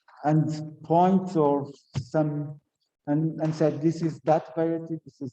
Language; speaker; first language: English; non-native, learner; Portuguese